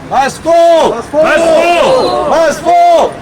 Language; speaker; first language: English; native; English